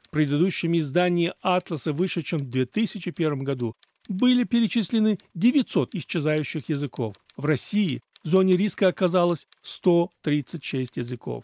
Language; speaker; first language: Russian; non-native, local second language; Chechen